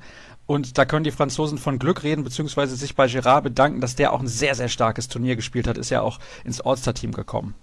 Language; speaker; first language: German; native; German